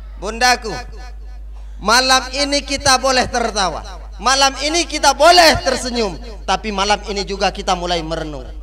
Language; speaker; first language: Malay; native; Malay